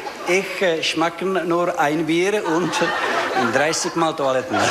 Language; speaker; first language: German; non-native, learner; Czech